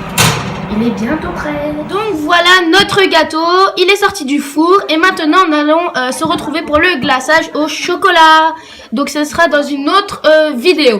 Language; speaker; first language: French; native; French